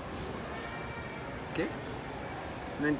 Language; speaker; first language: Spanish; non-native, learner; Japanese